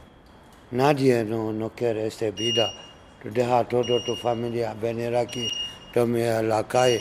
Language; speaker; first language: Spanish; non-native, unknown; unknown